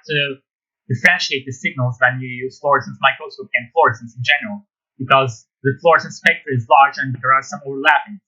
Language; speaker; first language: English; non-native, fluent; Turkish